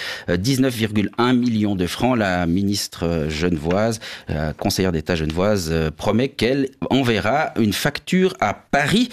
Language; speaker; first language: French; native; French